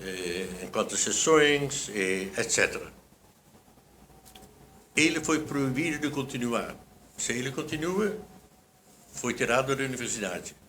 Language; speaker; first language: Portuguese; non-native, fluent; Dutch